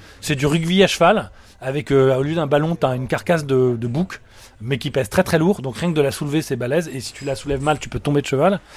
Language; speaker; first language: French; native; French